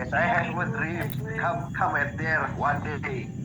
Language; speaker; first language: English; non-native, learner; Indonesian